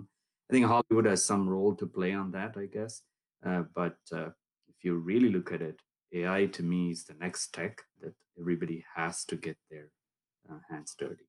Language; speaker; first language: English; non-native, local second language; Tamil